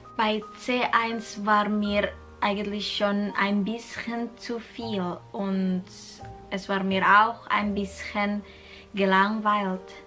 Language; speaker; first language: German; non-native, fluent; Indonesian